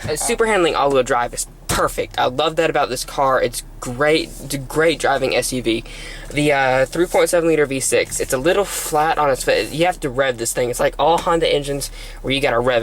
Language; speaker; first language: English; native; English